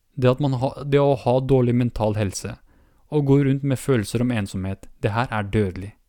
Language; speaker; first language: Norwegian; early bilingual, other home language; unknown